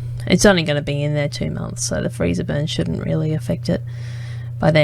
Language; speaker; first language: English; native; English